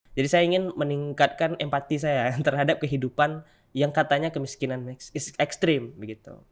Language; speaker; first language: Indonesian; native; Indonesian